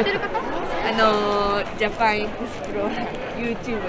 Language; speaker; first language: Japanese; native; Japanese